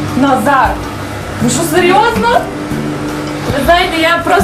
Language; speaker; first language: Ukrainian; native; Ukrainian